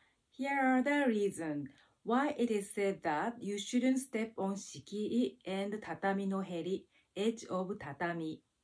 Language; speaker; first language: English; non-native, fluent; Japanese